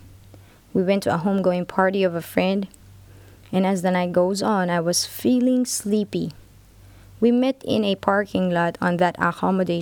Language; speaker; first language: English; non-native, local second language; Filipino